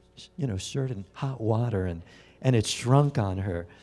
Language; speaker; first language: English; native; English